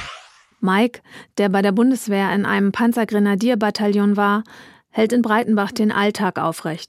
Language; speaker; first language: German; native; German